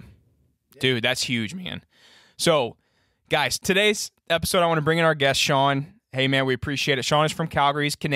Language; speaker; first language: English; native; English